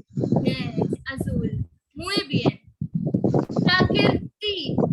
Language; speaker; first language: Spanish; non-native, learner; Hindi